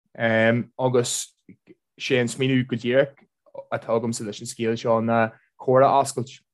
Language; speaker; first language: Irish; non-native, local second language; English